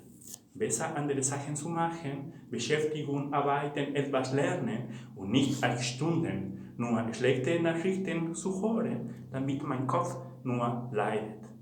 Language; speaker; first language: German; non-native, fluent; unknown